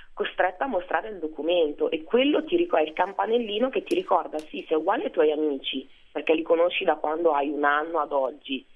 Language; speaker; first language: Italian; early bilingual, other home language; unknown